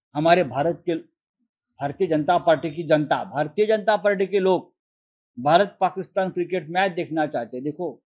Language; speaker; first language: Hindi; non-native, local second language; Marathi